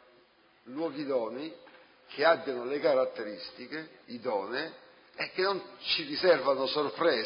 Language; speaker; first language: Italian; native; Italian